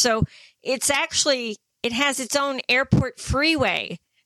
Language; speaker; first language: English; native; English